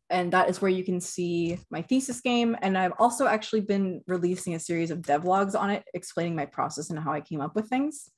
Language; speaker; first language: English; native; English